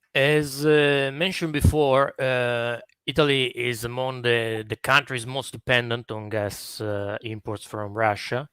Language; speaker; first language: English; non-native, fluent; Italian